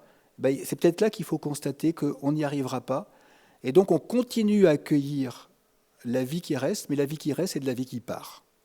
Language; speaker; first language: French; native; French